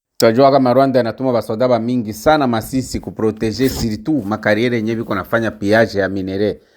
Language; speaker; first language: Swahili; native; Swahili